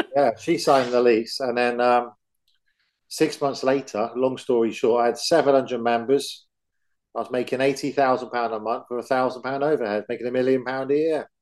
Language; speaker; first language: English; native; English